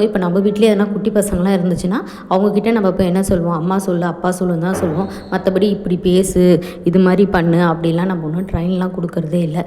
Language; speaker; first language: Tamil; native; Tamil